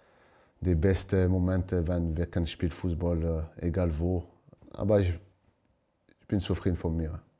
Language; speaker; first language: German; non-native, learner; French